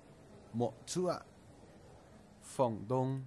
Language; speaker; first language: Vietnamese; non-native, learner; English